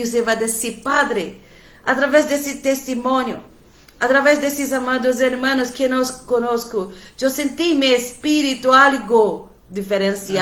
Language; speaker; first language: Portuguese; non-native, learner; Spanish